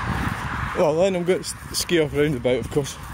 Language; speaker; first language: English; native; English